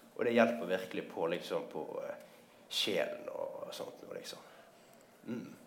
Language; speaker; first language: Norwegian; native; Norwegian